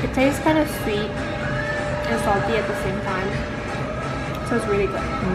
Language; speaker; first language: English; non-native, fluent; Mongolian